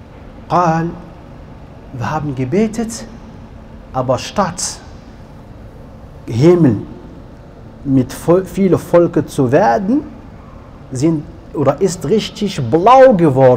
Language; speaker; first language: German; non-native, learner; Arabic